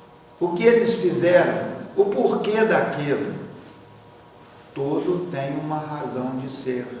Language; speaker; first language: Portuguese; native; Portuguese